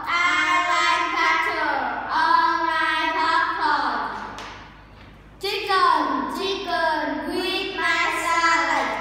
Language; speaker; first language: English; non-native, learner; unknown